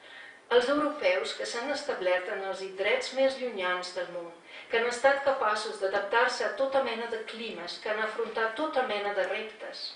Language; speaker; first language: Catalan; non-native, fluent; Slovenian